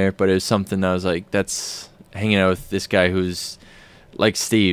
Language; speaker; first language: English; native; English